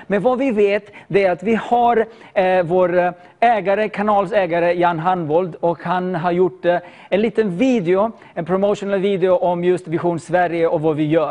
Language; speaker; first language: Swedish; non-native, fluent; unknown